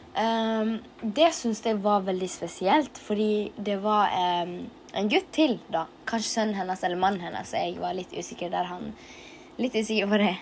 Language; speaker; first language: Norwegian; early bilingual, other home language; Tigrinya